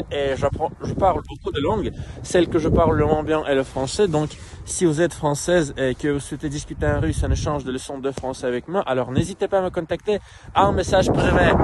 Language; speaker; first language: French; non-native, fluent; Russian